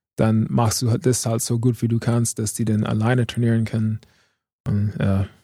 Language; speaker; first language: German; non-native, fluent; English